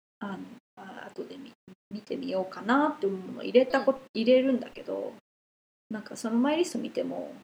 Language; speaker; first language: Japanese; native; Japanese